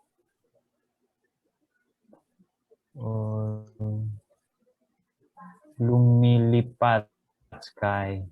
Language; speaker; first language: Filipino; non-native, learner; Indonesian